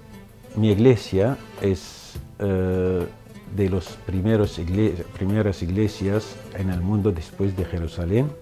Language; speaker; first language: Spanish; non-native, fluent; Arabic